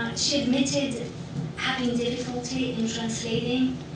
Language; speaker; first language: English; non-native, fluent; French